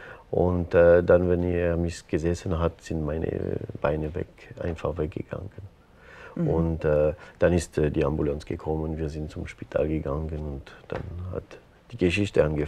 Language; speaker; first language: German; non-native, local second language; French